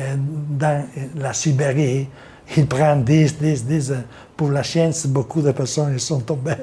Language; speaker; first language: French; non-native, learner; Italian